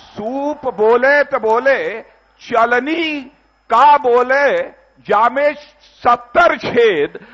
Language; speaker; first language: Hindi; native; Hindi